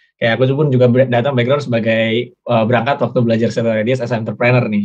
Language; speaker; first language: Indonesian; native; Indonesian